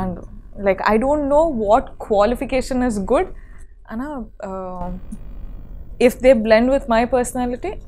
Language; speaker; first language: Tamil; non-native, learner; Kodava